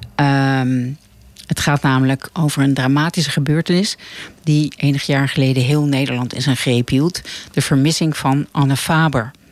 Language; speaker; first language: Dutch; native; Dutch